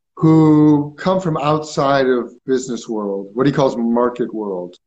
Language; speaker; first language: English; early bilingual, other home language; Greek